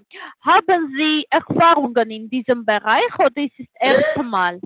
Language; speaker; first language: German; non-native, learner; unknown